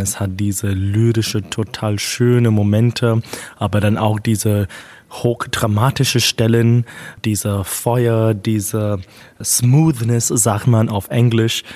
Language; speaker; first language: German; non-native, fluent; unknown